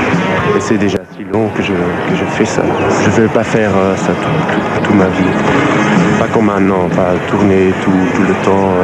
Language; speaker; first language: French; non-native, local second language; Dutch